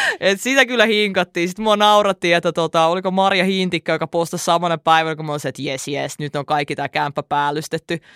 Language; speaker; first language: Finnish; early bilingual, other home language; Russian